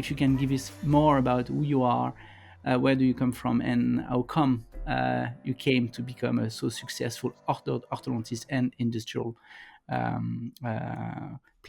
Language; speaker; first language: English; non-native, fluent; French